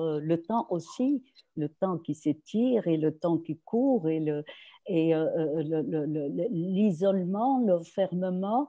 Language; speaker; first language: French; non-native, local second language; Arabic